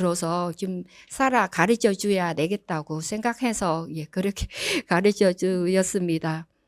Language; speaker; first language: Korean; non-native, learner; Vietnamese